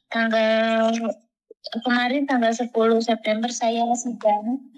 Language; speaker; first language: Indonesian; native; Indonesian